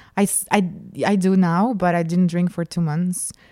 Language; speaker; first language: English; non-native, fluent; Russian